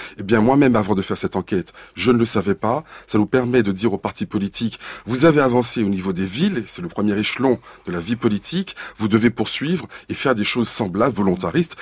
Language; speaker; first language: French; native; French